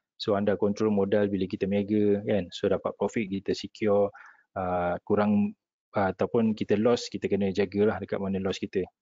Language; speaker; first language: Malay; native; Malay